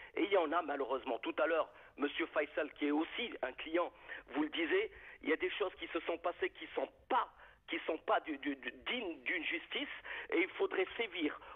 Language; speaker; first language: French; native; French